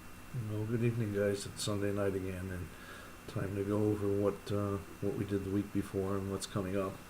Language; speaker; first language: English; native; English